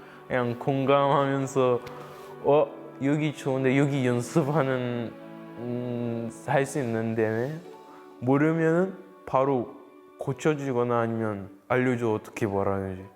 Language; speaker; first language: Korean; early bilingual, other home language; English